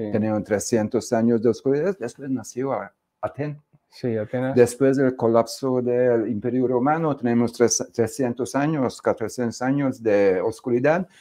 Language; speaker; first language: Spanish; non-native, fluent; Hungarian